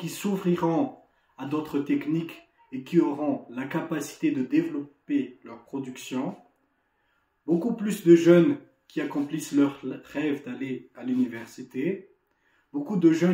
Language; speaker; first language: French; non-native, local second language; Malagasy